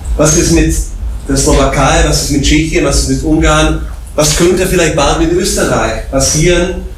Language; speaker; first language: German; non-native, fluent; Slovak